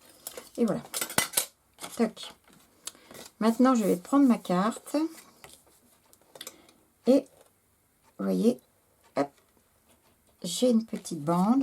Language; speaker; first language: French; native; French